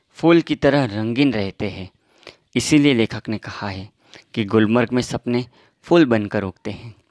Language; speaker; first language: Hindi; non-native, local second language; Gujarati